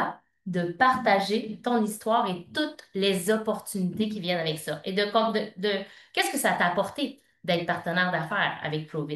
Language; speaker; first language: French; native; French